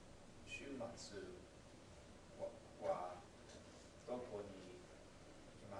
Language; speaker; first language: Japanese; non-native, learner; English